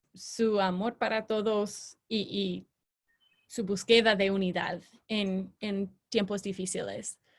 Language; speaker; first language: Spanish; non-native, fluent; English